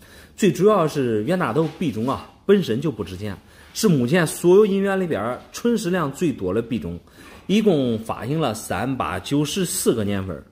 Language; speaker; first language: Chinese; native; Chinese